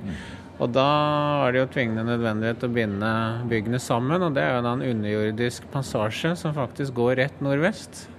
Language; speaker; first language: Norwegian; native; Norwegian